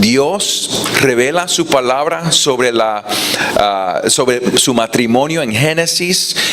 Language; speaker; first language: Spanish; non-native, fluent; English